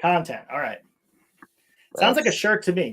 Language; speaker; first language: English; native; English